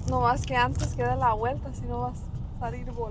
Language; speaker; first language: Spanish; early bilingual, heritage; English